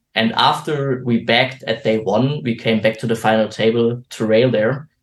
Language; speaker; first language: English; non-native, fluent; German